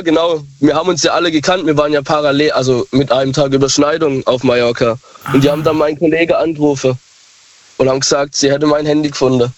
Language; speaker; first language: German; native; German